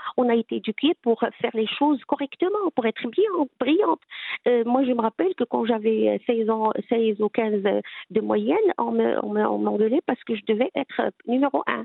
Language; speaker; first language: French; non-native, local second language; Arabic